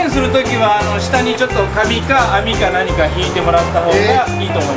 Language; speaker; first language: Japanese; native; Japanese